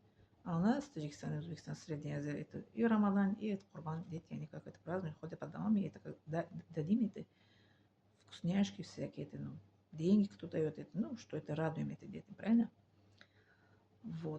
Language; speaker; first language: Russian; non-native, learner; Tajik